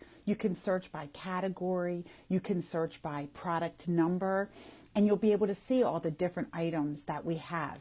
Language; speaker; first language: English; native; English